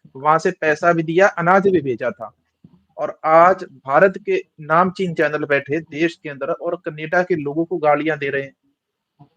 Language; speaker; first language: Hindi; non-native, local second language; Punjabi